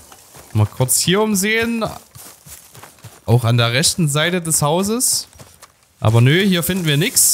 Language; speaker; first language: German; native; German